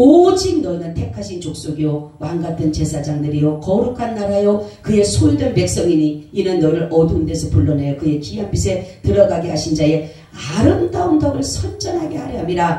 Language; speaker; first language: Korean; native; Korean